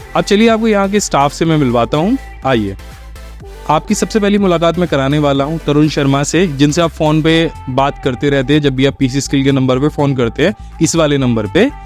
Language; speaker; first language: Hindi; native; Hindi